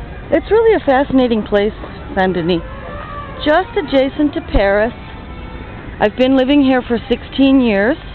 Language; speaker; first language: English; native; English